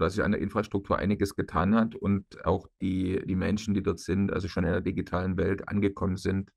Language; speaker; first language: German; native; German